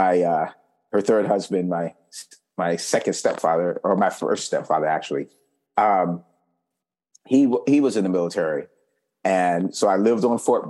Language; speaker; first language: English; native; English